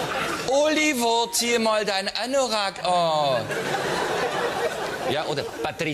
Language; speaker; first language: German; native; German